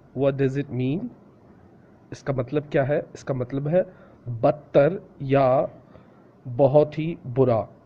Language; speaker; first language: Hindi; non-native, local second language; Punjabi